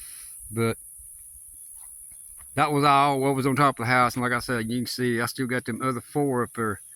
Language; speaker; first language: English; native; English